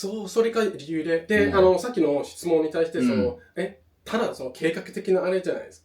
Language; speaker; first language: Japanese; non-native, fluent; English